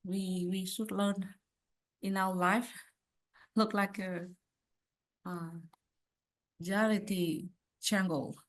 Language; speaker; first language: English; non-native, learner; Vietnamese